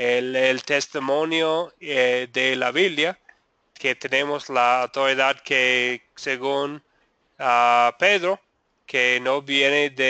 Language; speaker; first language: Spanish; non-native, fluent; English